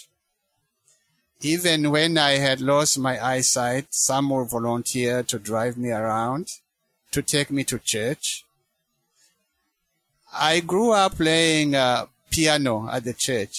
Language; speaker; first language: English; non-native, local second language; Kinyarwanda